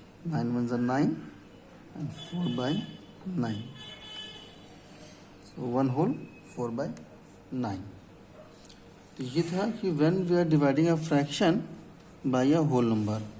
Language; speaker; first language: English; non-native, local second language; Hindi